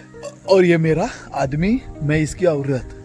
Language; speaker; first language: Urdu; non-native, local second language; Marathi